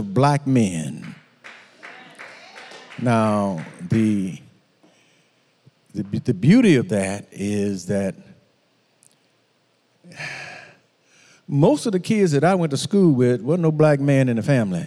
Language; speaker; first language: English; native; English